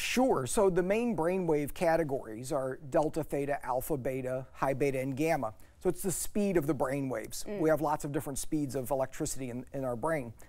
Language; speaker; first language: English; native; English